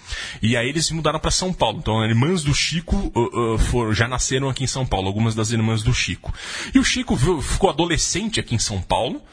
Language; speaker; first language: Portuguese; native; Portuguese